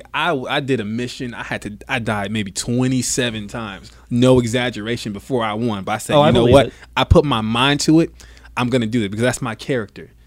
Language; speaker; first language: English; native; English